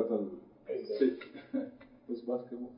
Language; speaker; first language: Arabic; non-native, learner; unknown